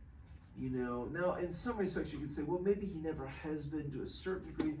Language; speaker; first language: English; native; English